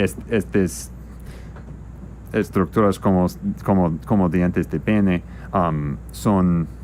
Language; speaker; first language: Spanish; non-native, learner; English